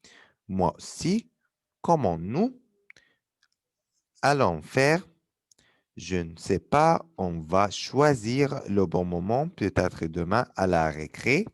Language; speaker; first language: French; non-native, fluent; Arabic